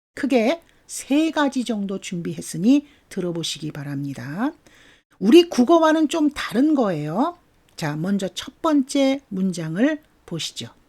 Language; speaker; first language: Korean; native; Korean